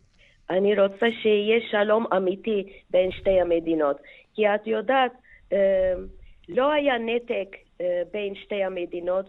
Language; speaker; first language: Hebrew; non-native, fluent; Turkish